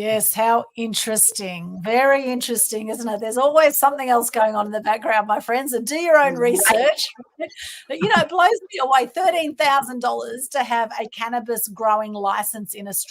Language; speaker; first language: English; native; English